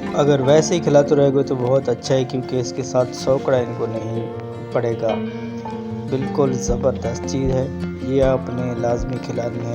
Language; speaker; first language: Urdu; non-native, local second language; Punjabi